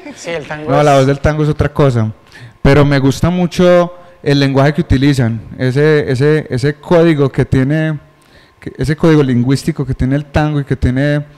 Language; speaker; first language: Spanish; native; Spanish